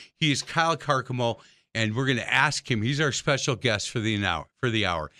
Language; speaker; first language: English; native; English